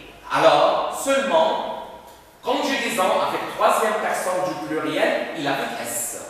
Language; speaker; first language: French; non-native, fluent; Arabic